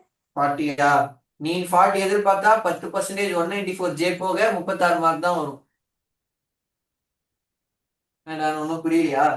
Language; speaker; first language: Tamil; native; Tamil